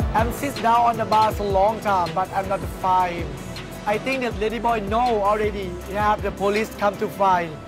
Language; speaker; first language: English; non-native, learner; Thai